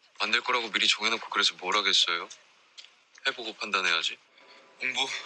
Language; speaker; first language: Korean; early bilingual, heritage; Korean